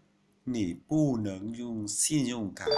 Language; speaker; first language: Chinese; non-native, fluent; Vietnamese